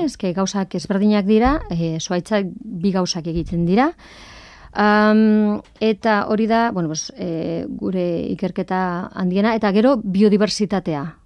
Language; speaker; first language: Basque; non-native, local second language; Spanish